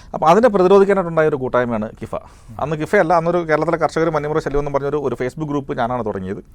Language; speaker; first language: Malayalam; native; Malayalam